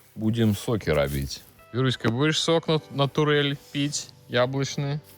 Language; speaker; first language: Belarusian; native; Belarusian